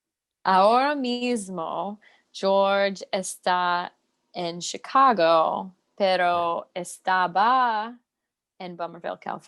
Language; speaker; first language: Spanish; non-native, learner; English